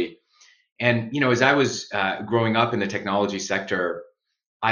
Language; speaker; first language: English; non-native, local second language; Urdu